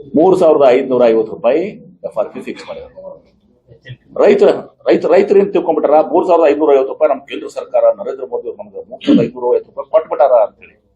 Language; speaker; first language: Kannada; native; Kannada